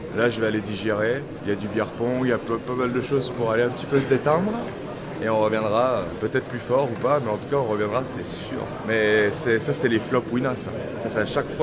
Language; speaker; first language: French; native; French